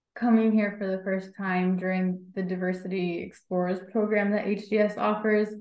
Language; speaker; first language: English; native; English